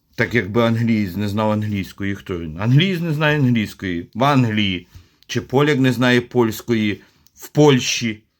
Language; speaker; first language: Ukrainian; non-native, local second language; Russian